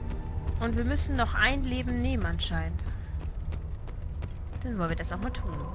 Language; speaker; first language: German; native; German